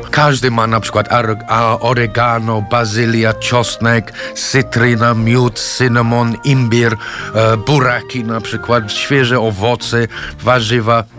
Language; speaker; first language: Polish; non-native, fluent; English